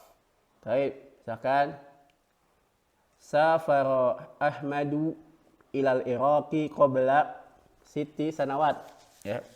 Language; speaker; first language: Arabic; non-native, fluent; Indonesian